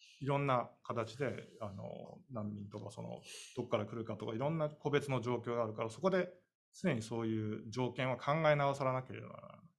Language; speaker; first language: Japanese; native; Japanese